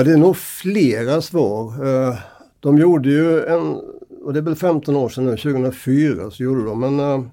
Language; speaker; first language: Swedish; native; Swedish